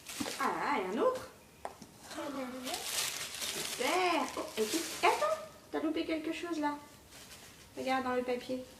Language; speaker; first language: French; native; French